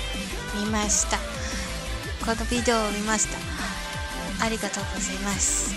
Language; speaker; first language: Japanese; non-native, learner; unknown